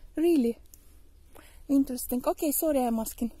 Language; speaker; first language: English; non-native, learner; Russian